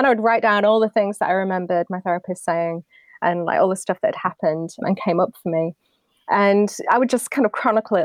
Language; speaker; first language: English; native; English